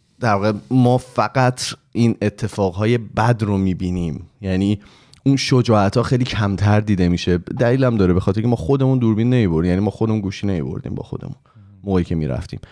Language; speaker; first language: Persian; native; Persian